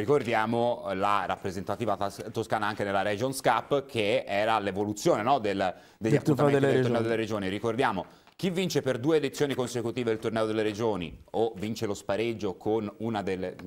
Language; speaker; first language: Italian; native; Italian